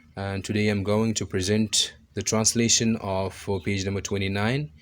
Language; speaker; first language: English; non-native, local second language; Urdu